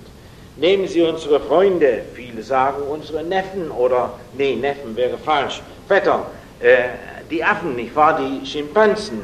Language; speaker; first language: German; non-native, fluent; English